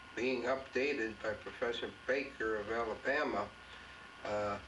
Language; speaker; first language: English; native; English